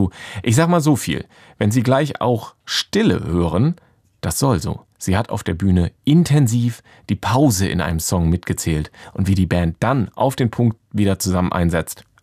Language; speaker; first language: German; native; German